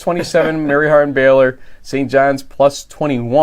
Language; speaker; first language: English; native; English